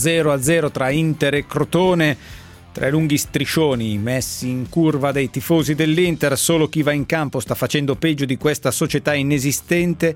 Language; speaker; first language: Italian; native; Italian